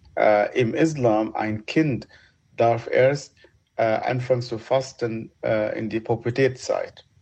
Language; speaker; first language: German; non-native, fluent; Arabic